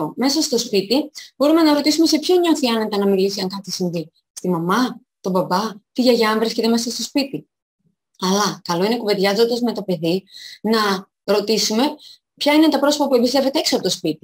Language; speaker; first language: Greek; native; Greek